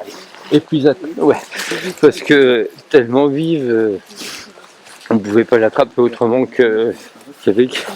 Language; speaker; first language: French; native; French